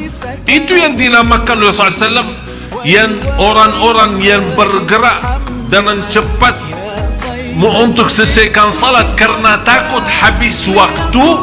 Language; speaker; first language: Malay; non-native, fluent; Arabic